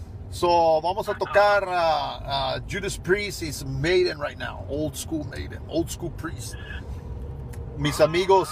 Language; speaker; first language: English; early bilingual, other home language; Spanish